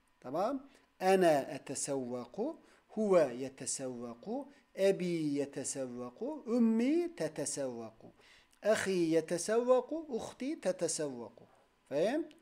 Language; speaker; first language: Arabic; non-native, fluent; Turkish